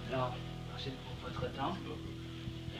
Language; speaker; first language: French; non-native, learner; English